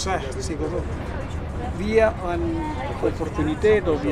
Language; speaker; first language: German; early bilingual, heritage; Spanish